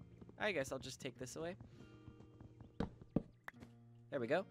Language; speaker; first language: English; native; English